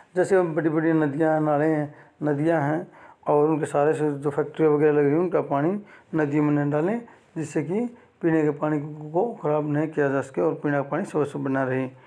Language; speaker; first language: Hindi; native; Hindi